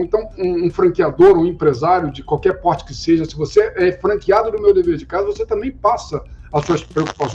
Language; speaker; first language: Portuguese; native; Portuguese